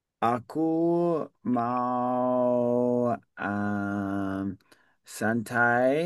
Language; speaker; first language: Indonesian; non-native, learner; English